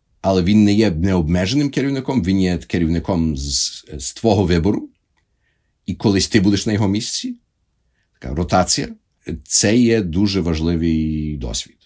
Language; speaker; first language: Ukrainian; early bilingual, heritage; Ukrainian